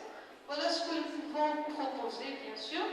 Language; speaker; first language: French; non-native, local second language; Arabic